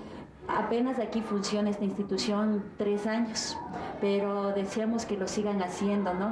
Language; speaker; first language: Spanish; native; Spanish